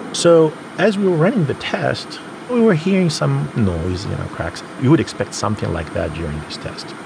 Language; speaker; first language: English; non-native, fluent; Arabic